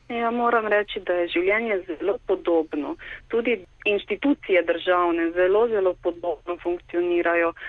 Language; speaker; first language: Slovenian; native; Slovenian